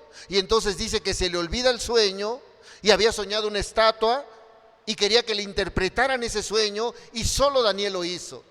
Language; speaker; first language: Spanish; native; Spanish